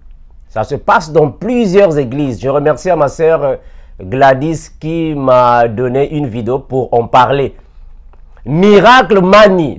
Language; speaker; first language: French; non-native, local second language; Lingala